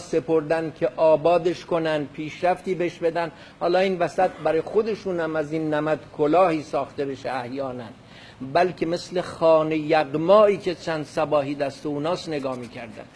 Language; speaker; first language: Persian; non-native, local second language; Kurdish